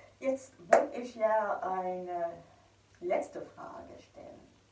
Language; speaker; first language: German; non-native, learner; English